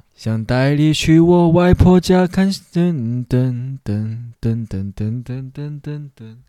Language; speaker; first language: Chinese; non-native, local second language; Cantonese